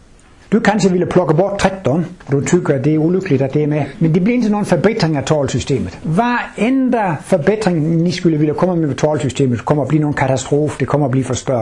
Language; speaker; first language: Swedish; non-native, fluent; Danish